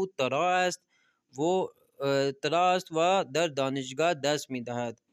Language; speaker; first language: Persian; non-native, fluent; Urdu